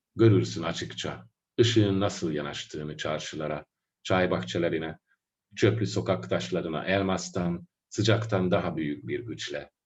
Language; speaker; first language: Turkish; non-native, fluent; Hungarian